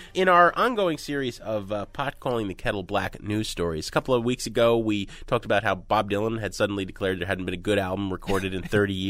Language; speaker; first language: English; native; English